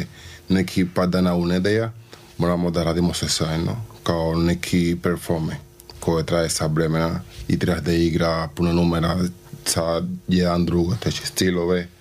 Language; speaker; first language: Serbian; non-native, learner; Spanish